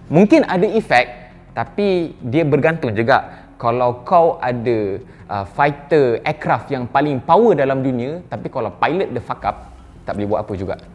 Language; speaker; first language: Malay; native; Malay